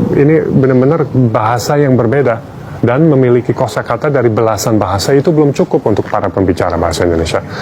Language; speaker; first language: Indonesian; non-native, fluent; English